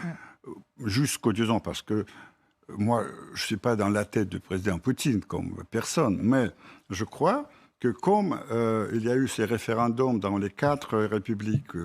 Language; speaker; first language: French; non-native, fluent; Russian